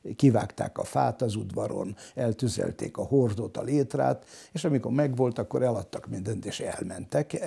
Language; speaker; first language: Hungarian; non-native, local second language; German